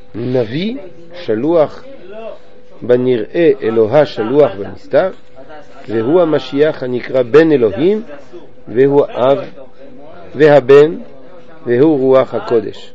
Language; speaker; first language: Hebrew; non-native, fluent; French